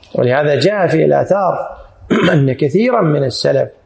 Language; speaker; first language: Arabic; native; Arabic